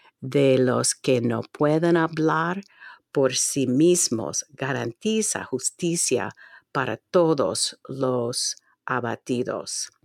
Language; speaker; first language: Spanish; non-native, fluent; English